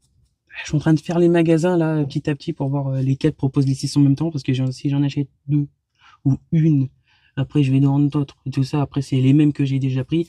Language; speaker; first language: French; native; French